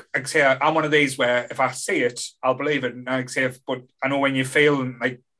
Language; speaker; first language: English; native; English